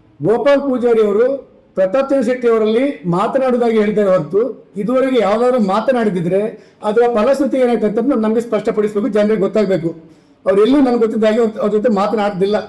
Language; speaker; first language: Kannada; native; Kannada